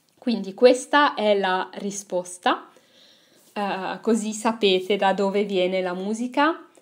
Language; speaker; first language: Italian; native; Italian